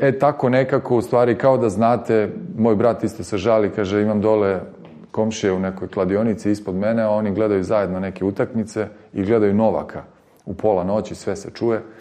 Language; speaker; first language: Serbian; native; Serbian